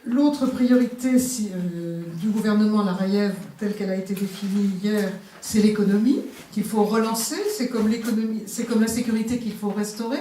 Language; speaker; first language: French; native; French